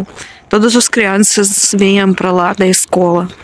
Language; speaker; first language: Portuguese; non-native, learner; Russian